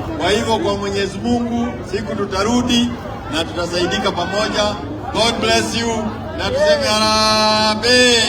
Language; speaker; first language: Swahili; non-native, local second language; Gusii